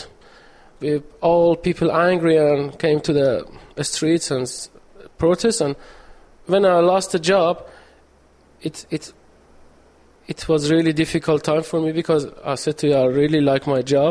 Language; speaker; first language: English; non-native, learner; Persian